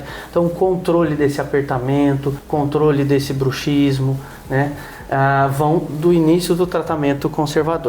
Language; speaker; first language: Portuguese; native; Portuguese